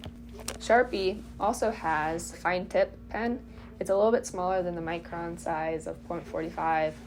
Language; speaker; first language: English; native; English